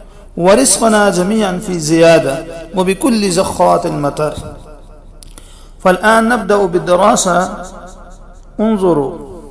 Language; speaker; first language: Arabic; non-native, fluent; Urdu